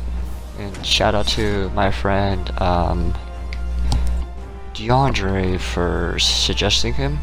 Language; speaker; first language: English; native; English